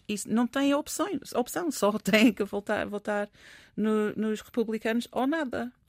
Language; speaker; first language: Portuguese; non-native, fluent; English